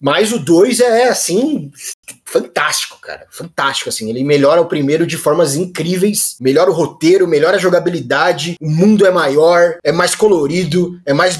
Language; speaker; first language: Portuguese; native; Portuguese